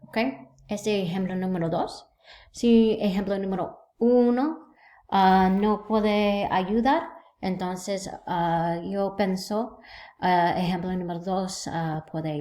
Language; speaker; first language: Spanish; non-native, learner; English